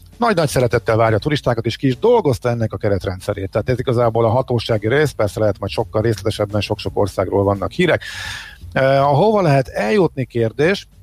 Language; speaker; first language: Hungarian; native; Hungarian